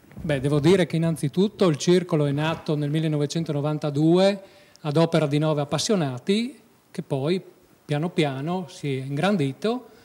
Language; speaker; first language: Italian; native; Italian